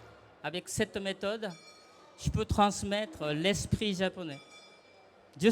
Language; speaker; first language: French; non-native, fluent; Japanese